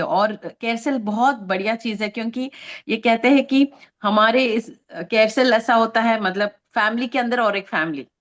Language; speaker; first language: Hindi; non-native, local second language; Telugu